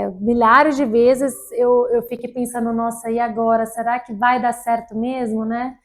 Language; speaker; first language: Portuguese; early bilingual, heritage; Portuguese